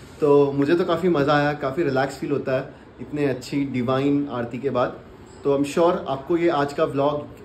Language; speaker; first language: Hindi; native; Hindi